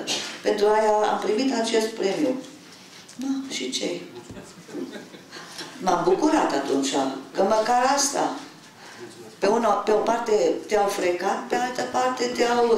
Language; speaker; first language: Romanian; non-native, local second language; German